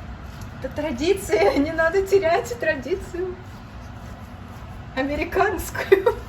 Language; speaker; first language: Russian; early bilingual, heritage; English